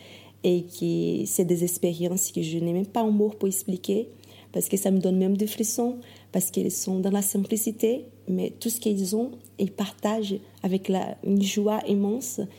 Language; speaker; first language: French; non-native, fluent; Portuguese